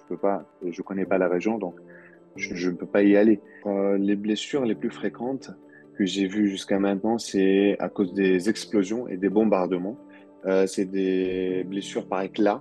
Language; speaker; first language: French; non-native, local second language; Arabic